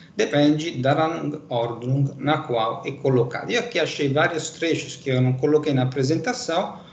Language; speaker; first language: Portuguese; non-native, fluent; Italian